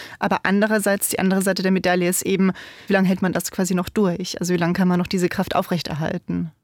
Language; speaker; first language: German; native; German